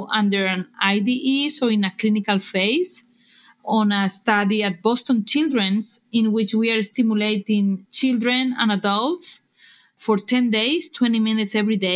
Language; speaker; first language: English; non-native, fluent; Spanish